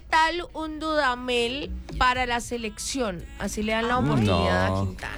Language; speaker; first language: Spanish; native; Spanish